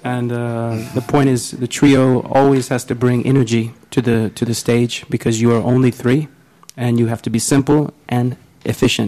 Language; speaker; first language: English; native; English